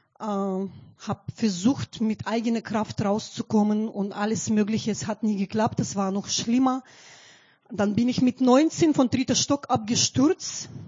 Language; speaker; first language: German; non-native, fluent; Russian